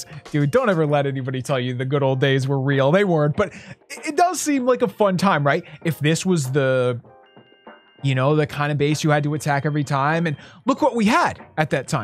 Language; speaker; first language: English; native; English